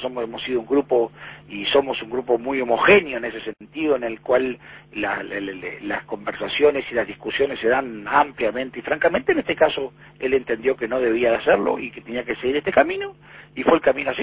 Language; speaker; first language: Spanish; native; Spanish